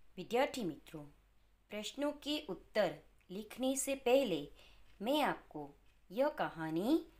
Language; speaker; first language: Hindi; non-native, local second language; Gujarati